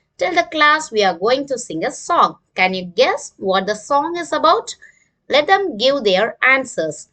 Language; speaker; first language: English; non-native, local second language; Tamil